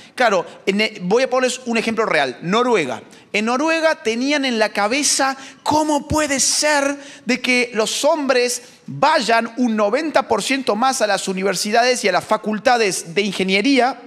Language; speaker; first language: Spanish; native; Spanish